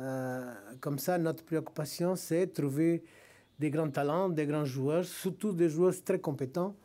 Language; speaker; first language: French; non-native, fluent; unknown